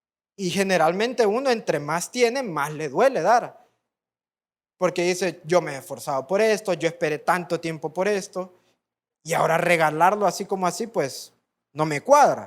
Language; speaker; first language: Spanish; native; Spanish